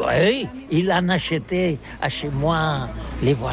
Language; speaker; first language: French; non-native, learner; Catalan